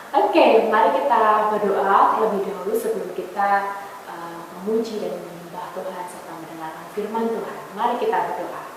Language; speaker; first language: Indonesian; native; Indonesian